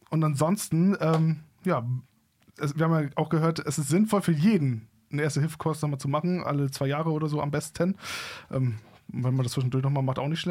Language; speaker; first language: German; native; German